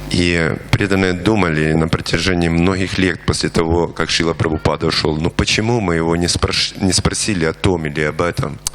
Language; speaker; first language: Russian; native; Russian